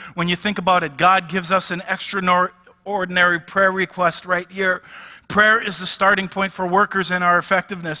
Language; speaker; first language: English; native; English